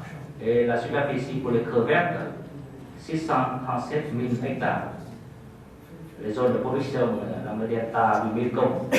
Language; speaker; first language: French; non-native, fluent; Vietnamese